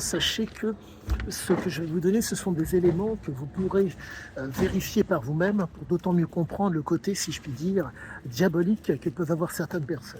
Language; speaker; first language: French; native; French